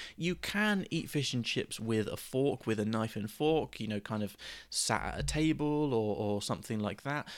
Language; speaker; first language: English; native; English